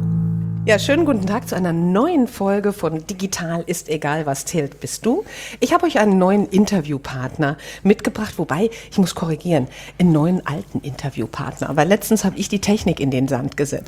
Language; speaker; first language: German; native; German